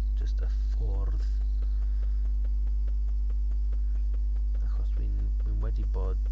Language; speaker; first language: Welsh; non-native, learner; English